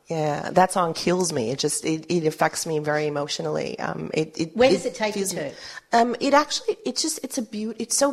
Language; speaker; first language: English; early bilingual, other home language; Spanish